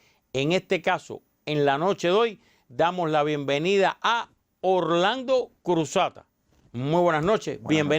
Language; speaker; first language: Spanish; native; Spanish